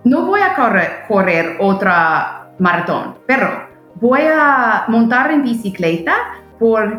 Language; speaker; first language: Spanish; non-native, fluent; English